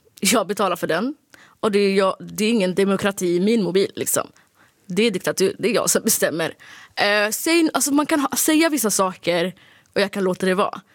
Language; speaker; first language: Swedish; early bilingual, other home language; Somali